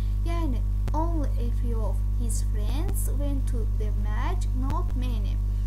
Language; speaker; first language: English; non-native, fluent; Azerbaijani